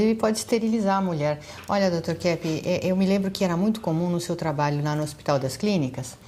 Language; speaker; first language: Portuguese; native; Portuguese